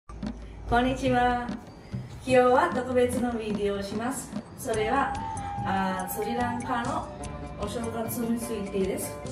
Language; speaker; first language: Japanese; non-native, learner; Sinhala